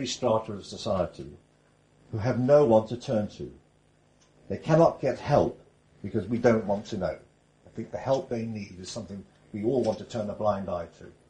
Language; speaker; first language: English; native; English